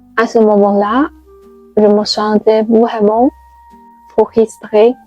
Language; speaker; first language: French; non-native, fluent; Chinese